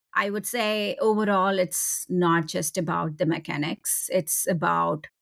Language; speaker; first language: English; non-native, local second language; Tamil